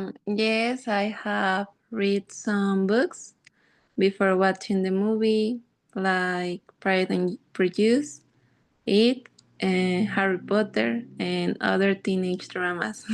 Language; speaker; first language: English; non-native, learner; Spanish